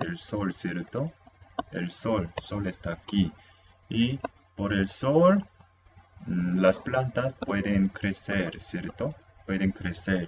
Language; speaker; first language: Spanish; non-native, fluent; Korean